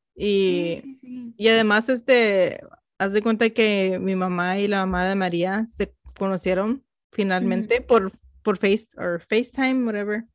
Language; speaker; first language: Spanish; early bilingual, heritage; Spanish